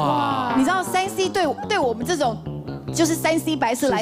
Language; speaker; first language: Chinese; native; Chinese